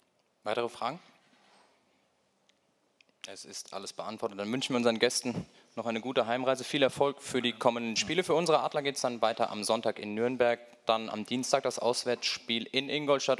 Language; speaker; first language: German; native; German